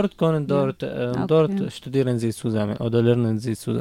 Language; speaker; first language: German; non-native, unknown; Arabic